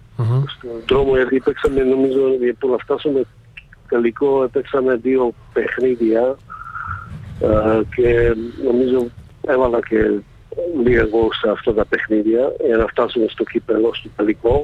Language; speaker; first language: Greek; non-native, fluent; Slovak